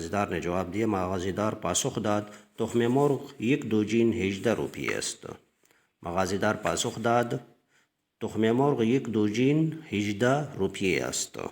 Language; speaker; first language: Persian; non-native, fluent; Urdu